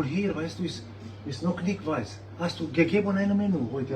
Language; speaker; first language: German; non-native, learner; Italian